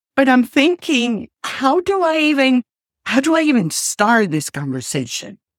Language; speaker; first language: English; non-native, fluent; Spanish